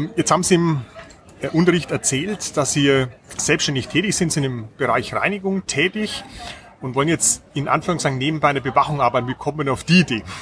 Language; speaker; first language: German; native; German